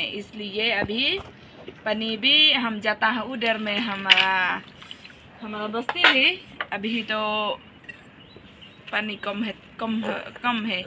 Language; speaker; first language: Hindi; non-native, local second language; Khasi